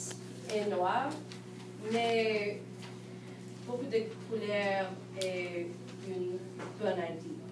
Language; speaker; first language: French; non-native, learner; English